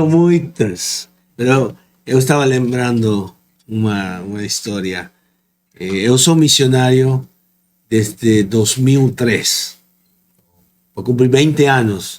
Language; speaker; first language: Portuguese; non-native, fluent; Spanish